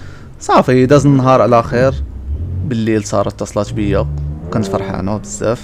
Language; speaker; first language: Arabic; native; Arabic